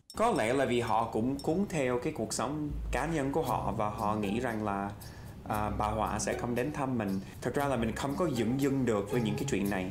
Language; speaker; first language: Vietnamese; non-native, fluent; English